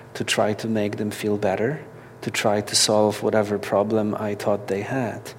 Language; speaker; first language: English; non-native, fluent; Polish